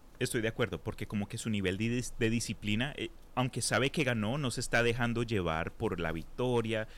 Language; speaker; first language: Spanish; early bilingual, heritage; Spanish